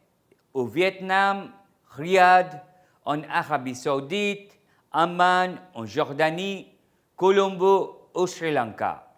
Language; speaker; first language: French; non-native, fluent; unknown